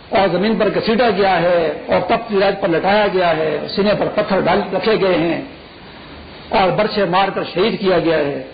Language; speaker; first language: Urdu; non-native, local second language; Pashto